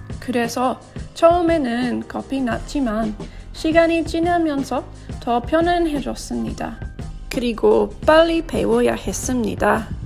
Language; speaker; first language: Korean; non-native, learner; English